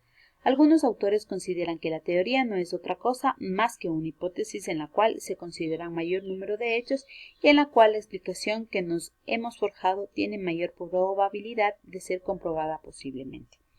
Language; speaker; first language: Spanish; native; Spanish